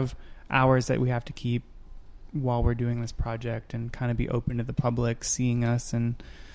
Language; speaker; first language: English; native; English